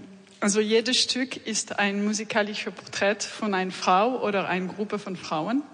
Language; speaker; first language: German; non-native, learner; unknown